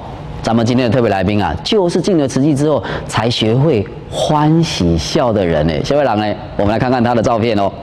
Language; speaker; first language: Chinese; native; Chinese